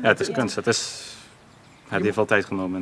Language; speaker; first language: Dutch; early bilingual, other home language; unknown